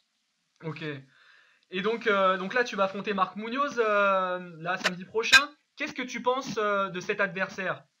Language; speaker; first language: French; native; French